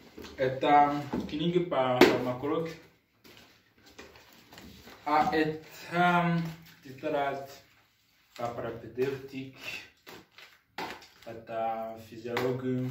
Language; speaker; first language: Russian; non-native, learner; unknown